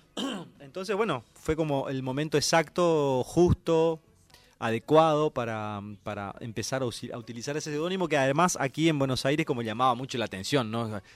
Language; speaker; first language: Spanish; native; Spanish